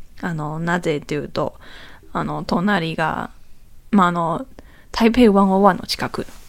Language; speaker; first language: Japanese; non-native, learner; Chinese